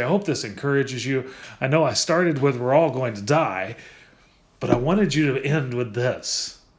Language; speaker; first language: English; native; English